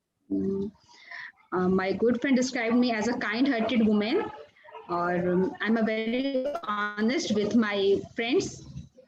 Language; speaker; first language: English; non-native, learner; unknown